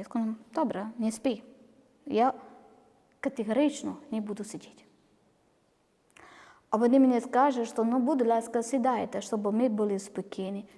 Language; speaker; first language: Ukrainian; non-native, learner; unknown